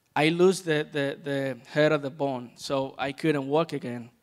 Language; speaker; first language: English; non-native, fluent; Spanish